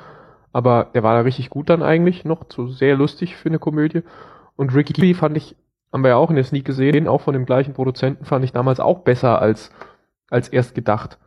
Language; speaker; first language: German; native; German